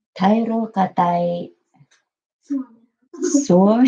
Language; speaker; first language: Finnish; non-native, learner; Thai